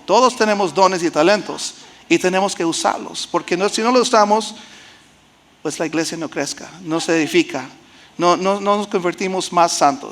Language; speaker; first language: Spanish; early bilingual, heritage; Spanish